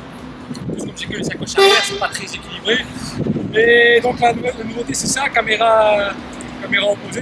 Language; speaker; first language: French; native; French